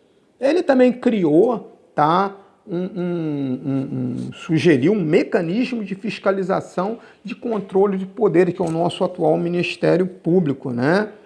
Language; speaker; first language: Portuguese; native; Portuguese